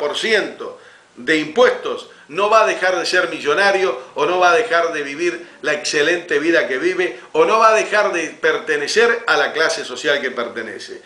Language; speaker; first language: Spanish; native; Spanish